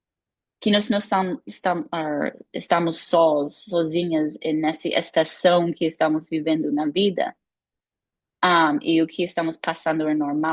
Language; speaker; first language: Portuguese; non-native, fluent; English